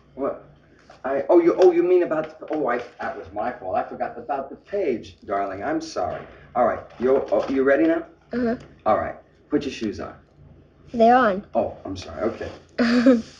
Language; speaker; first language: English; native; English